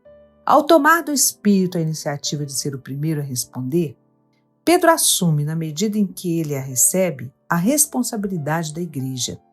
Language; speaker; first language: Portuguese; native; Portuguese